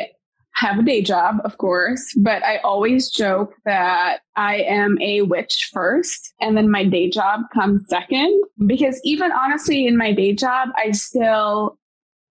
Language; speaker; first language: English; non-native, local second language; Hiligaynon